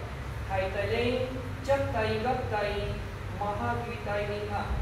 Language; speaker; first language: Vietnamese; non-native, learner; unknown